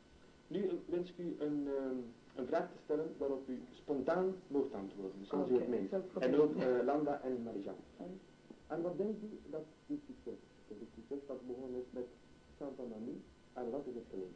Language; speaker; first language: Dutch; native; Dutch